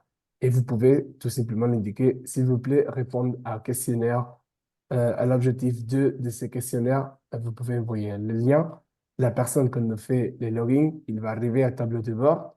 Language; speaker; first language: French; non-native, fluent; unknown